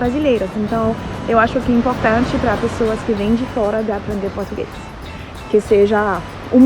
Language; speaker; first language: Portuguese; non-native, fluent; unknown